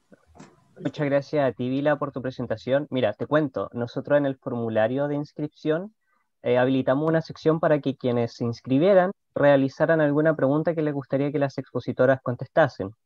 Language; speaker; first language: Spanish; native; Spanish